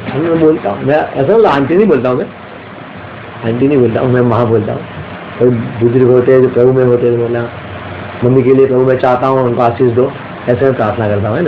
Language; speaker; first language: Hindi; non-native, local second language; Gujarati